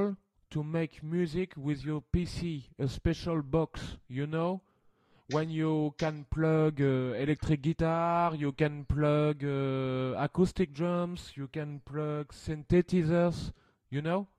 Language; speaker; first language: English; non-native, learner; French